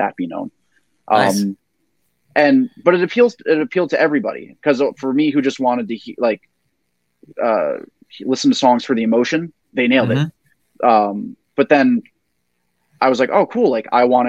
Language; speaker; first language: English; native; English